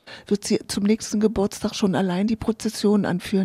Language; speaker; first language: German; native; German